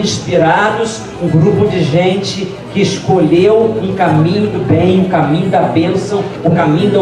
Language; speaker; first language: Portuguese; native; Portuguese